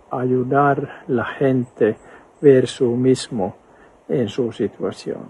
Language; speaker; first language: Spanish; non-native, fluent; Finnish